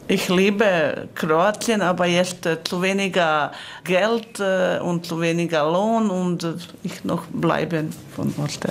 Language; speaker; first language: German; non-native, learner; Croatian